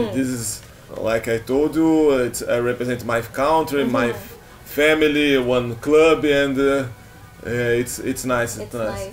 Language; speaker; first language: English; non-native, learner; Portuguese